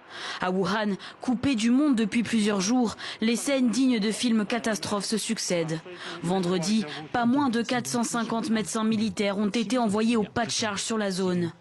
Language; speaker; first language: French; native; French